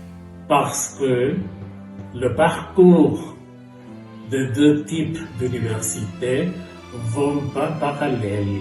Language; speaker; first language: French; non-native, fluent; Spanish